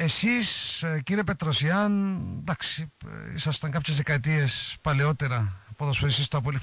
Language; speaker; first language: Greek; native; Greek